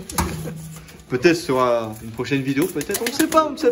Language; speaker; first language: French; native; French